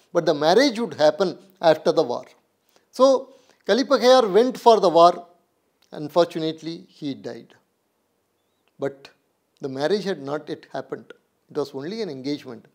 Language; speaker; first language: English; non-native, local second language; Tamil